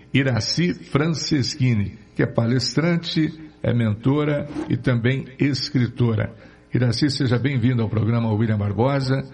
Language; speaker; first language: Portuguese; native; Portuguese